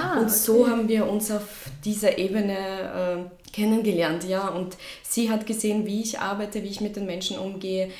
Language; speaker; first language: German; non-native, fluent; Russian